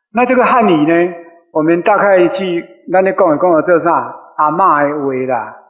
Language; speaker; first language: Chinese; non-native, local second language; Min Nan Chinese